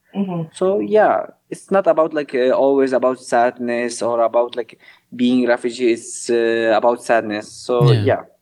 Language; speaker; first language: English; non-native, learner; Arabic